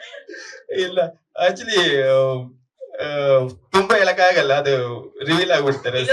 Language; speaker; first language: Kannada; non-native, fluent; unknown